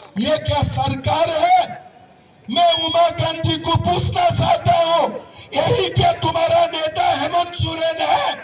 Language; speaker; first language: Hindi; non-native, local second language; Assamese